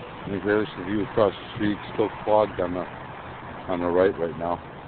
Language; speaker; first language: English; native; English